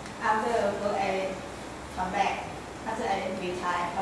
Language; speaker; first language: English; non-native, learner; Thai